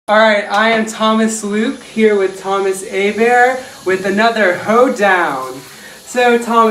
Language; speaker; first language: English; native; English